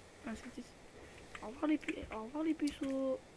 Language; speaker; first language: French; native; French